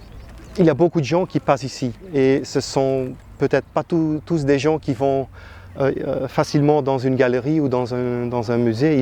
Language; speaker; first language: French; non-native, local second language; Dutch